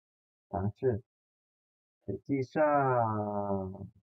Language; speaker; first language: Chinese; non-native, fluent; Indonesian